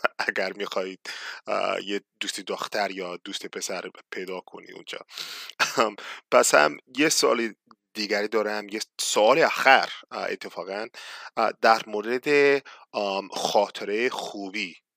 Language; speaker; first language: Persian; non-native, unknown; English